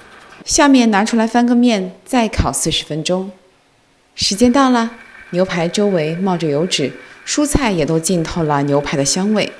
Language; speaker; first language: Chinese; native; Chinese